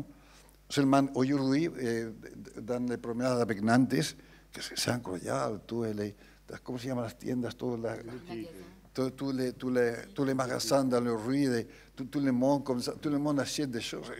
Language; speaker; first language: French; non-native, learner; Spanish